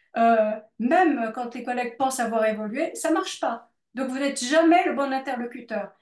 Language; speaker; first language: French; native; French